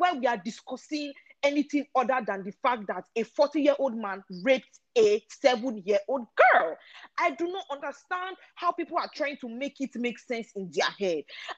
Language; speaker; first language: English; non-native, local second language; Yoruba